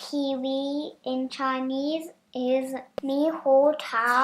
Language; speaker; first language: English; non-native, fluent; Chinese